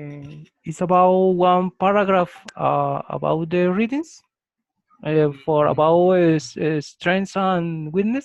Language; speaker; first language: English; non-native, learner; Spanish